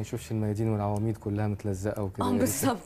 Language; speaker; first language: Arabic; native; Arabic